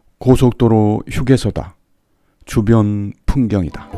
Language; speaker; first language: Korean; native; Korean